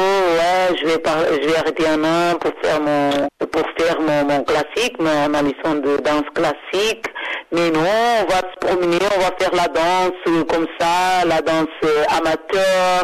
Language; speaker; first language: French; non-native, fluent; Portuguese